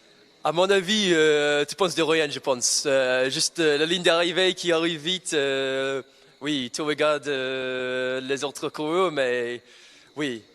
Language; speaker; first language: French; non-native, learner; English